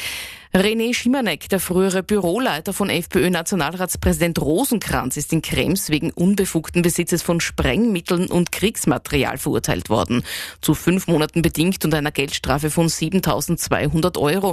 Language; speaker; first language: German; native; German